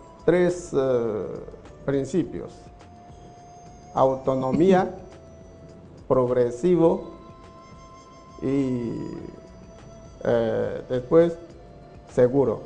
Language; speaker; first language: Spanish; non-native, fluent; Chinese